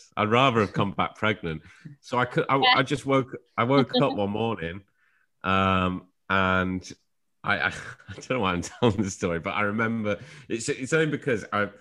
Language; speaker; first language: English; native; English